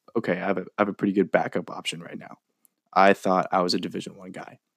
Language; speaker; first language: English; native; English